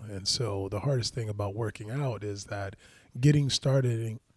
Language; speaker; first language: English; native; English